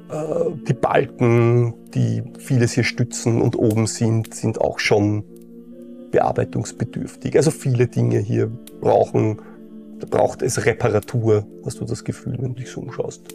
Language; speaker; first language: German; native; German